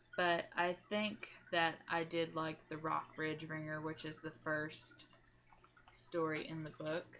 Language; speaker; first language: English; native; English